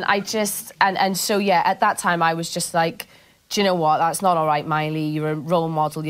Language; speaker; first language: English; native; English